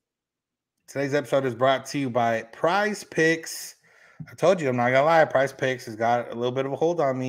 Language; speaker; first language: English; native; English